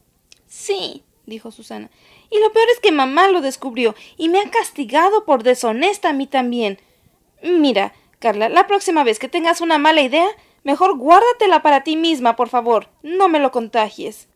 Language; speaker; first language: Spanish; native; Spanish